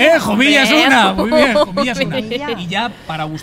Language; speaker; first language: Spanish; native; Spanish